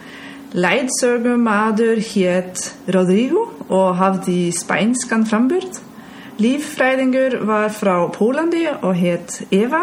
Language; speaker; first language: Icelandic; non-native, learner; German